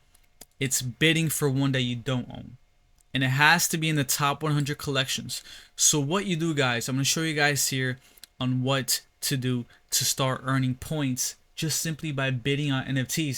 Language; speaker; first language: English; native; English